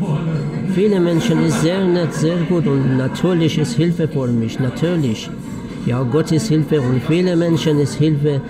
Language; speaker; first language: German; non-native, learner; Persian